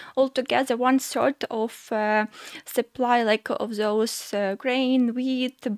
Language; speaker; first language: English; non-native, fluent; Ukrainian